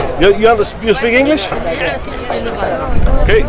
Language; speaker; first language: English; non-native, learner; German